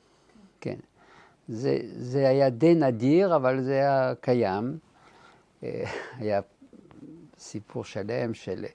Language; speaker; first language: Hebrew; non-native, fluent; French